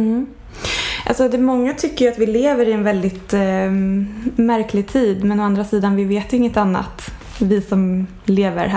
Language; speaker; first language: Swedish; native; Swedish